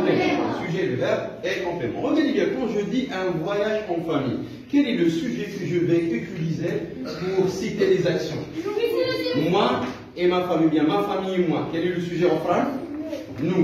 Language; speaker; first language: French; non-native, local second language; Arabic